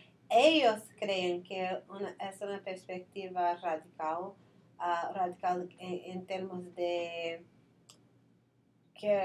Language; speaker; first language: Spanish; non-native, fluent; English